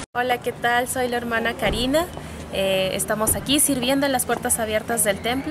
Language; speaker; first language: Spanish; native; Spanish